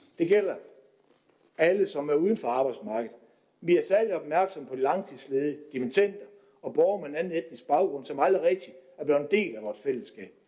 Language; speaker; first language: Danish; native; Danish